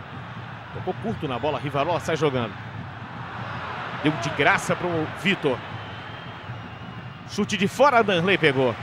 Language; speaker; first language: Portuguese; native; Portuguese